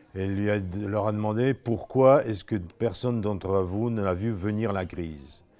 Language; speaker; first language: French; non-native, fluent; Polish